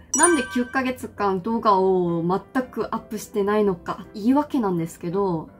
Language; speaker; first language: Japanese; non-native, fluent; Korean